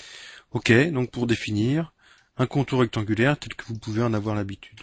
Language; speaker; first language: French; native; French